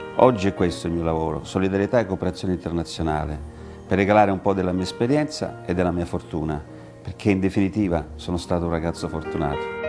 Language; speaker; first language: Italian; early bilingual, heritage; Italian